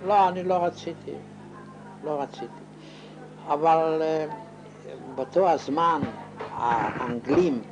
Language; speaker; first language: Hebrew; non-native, fluent; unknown